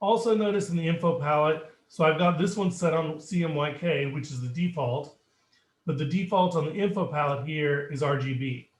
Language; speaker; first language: English; native; English